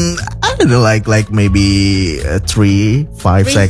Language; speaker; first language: English; non-native, local second language; Indonesian